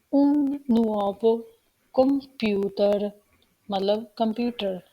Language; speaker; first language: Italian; non-native, fluent; Punjabi